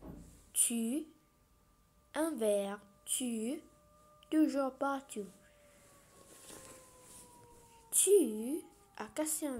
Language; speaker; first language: French; non-native, learner; English